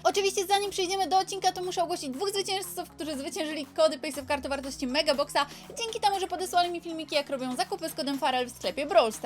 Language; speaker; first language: Polish; native; Polish